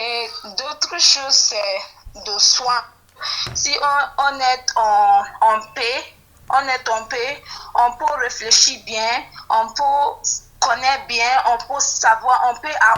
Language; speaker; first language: French; non-native, fluent; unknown